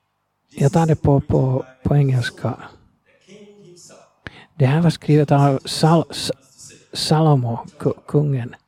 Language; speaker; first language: Swedish; non-native, fluent; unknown